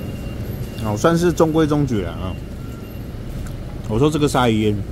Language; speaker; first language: Chinese; native; Chinese